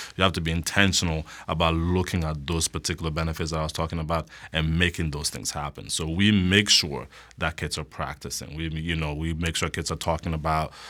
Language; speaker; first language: English; non-native, local second language; Akan